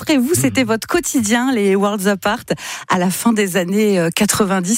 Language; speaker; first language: French; native; French